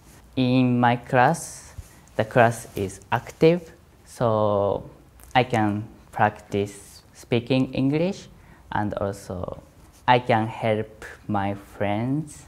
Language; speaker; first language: English; non-native, learner; Japanese